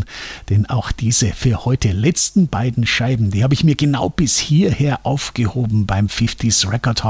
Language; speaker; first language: German; native; German